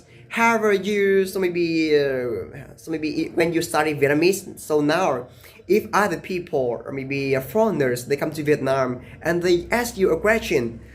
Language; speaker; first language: English; non-native, learner; Vietnamese